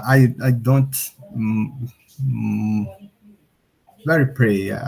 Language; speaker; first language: English; non-native, learner; Portuguese